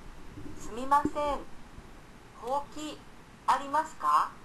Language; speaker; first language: Japanese; non-native, learner; Indonesian